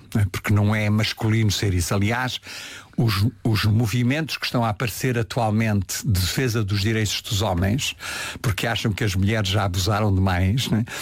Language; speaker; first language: Portuguese; native; Portuguese